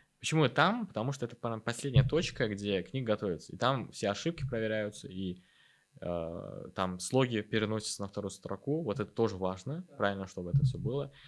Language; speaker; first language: Russian; non-native, local second language; Uzbek